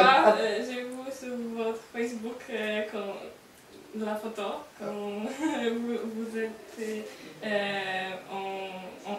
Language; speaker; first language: French; non-native, learner; Polish